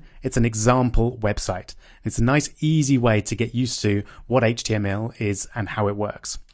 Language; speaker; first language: English; native; English